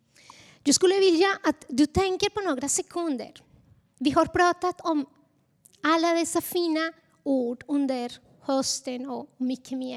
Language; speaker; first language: Swedish; non-native, fluent; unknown